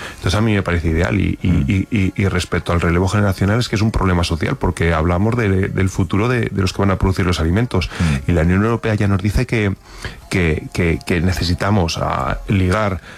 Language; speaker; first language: Spanish; native; Spanish